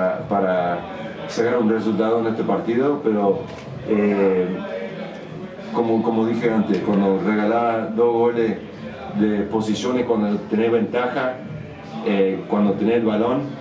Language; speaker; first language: Spanish; early bilingual, heritage; English